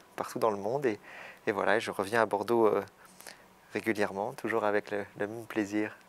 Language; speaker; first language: French; native; French